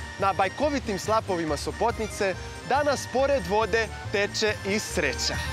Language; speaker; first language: Serbian; non-native, fluent; Portuguese